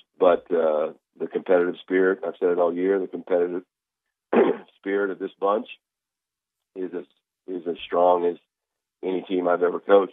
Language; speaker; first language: English; native; English